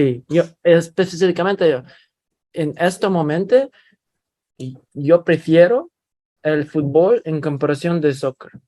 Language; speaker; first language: Spanish; non-native, learner; English